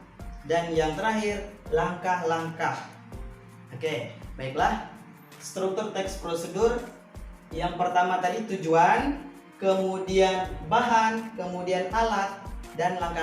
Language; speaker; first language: Indonesian; native; Indonesian